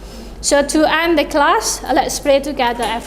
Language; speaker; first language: English; non-native, fluent; Indonesian